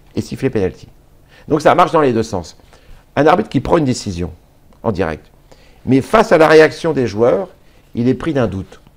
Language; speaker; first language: French; native; French